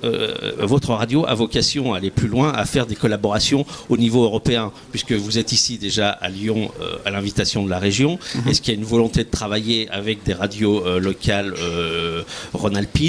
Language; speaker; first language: French; native; French